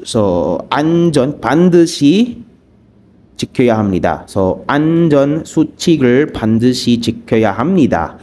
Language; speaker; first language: Korean; non-native, fluent; Filipino